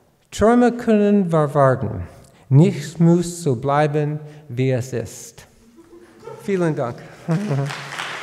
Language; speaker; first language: German; non-native, learner; English